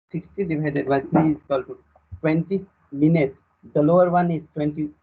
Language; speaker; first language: English; non-native, local second language; Nepali